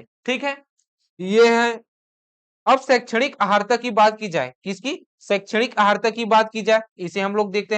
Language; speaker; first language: Hindi; native; Hindi